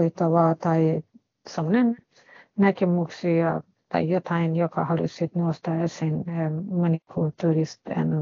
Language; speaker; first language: Finnish; non-native, fluent; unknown